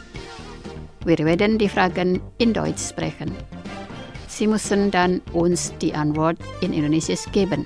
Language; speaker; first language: German; non-native, fluent; Indonesian